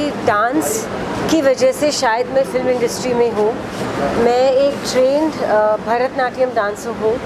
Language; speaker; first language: Hindi; native; Hindi